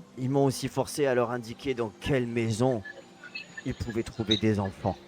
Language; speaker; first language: French; native; French